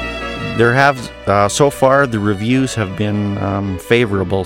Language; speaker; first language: English; native; English